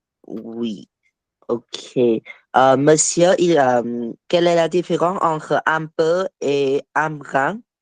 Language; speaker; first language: French; non-native, fluent; Vietnamese